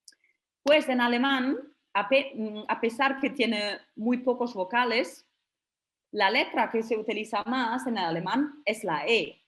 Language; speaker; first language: Spanish; non-native, fluent; German